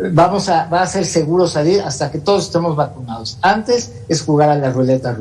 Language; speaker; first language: Spanish; native; Spanish